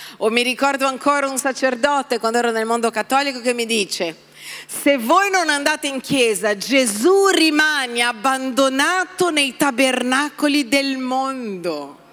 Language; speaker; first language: Italian; non-native, fluent; Portuguese